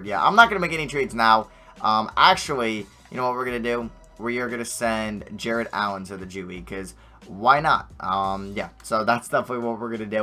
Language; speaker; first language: English; native; English